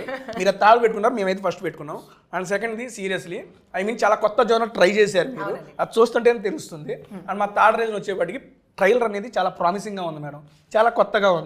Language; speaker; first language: Telugu; native; Telugu